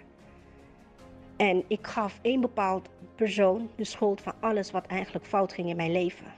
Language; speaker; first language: Dutch; native; Dutch